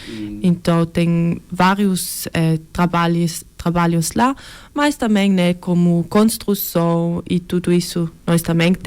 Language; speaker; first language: Portuguese; early bilingual, heritage; Portuguese